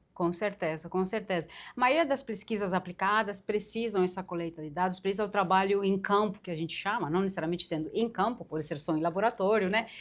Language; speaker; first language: Portuguese; non-native, fluent; Romanian